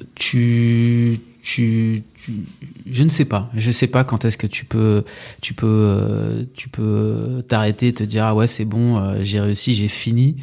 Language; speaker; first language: French; native; French